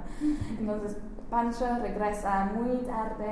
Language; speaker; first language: Spanish; non-native, learner; English